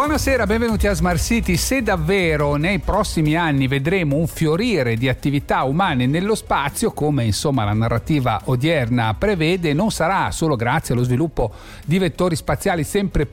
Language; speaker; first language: Italian; native; Italian